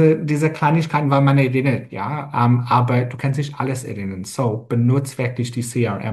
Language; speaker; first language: German; non-native, fluent; English